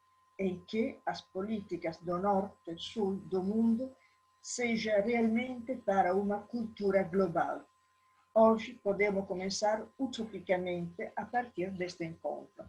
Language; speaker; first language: Portuguese; non-native, learner; Italian